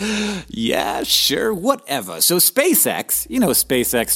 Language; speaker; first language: English; native; English